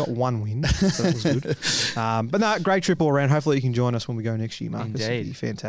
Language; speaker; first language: English; native; English